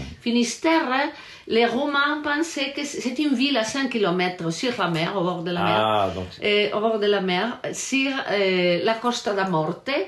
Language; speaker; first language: French; non-native, learner; Galician